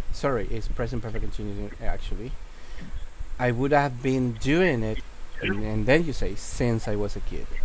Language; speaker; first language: English; non-native, fluent; Spanish